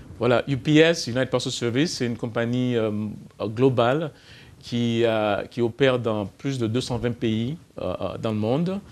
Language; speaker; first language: French; non-native, fluent; English